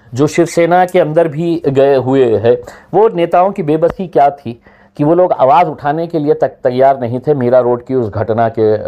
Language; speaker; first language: Hindi; native; Hindi